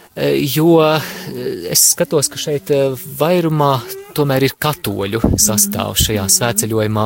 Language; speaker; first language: Latvian; native; Latvian